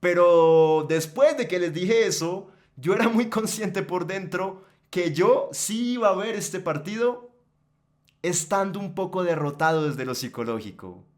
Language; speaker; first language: Spanish; native; Spanish